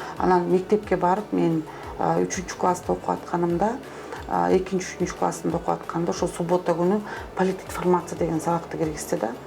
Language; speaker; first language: Kyrgyz; non-native, local second language; Russian